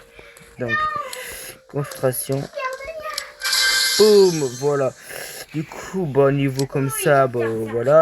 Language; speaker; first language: French; native; French